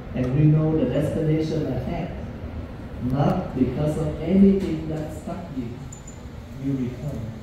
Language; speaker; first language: English; non-native, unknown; Vietnamese